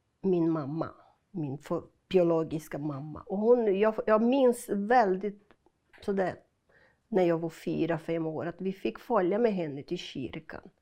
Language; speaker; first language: Swedish; non-native, fluent; Portuguese